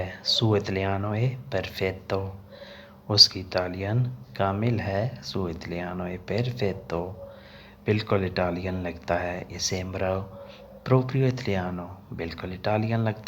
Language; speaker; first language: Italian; non-native, learner; Urdu